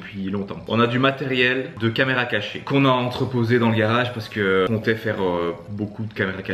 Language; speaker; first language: French; native; French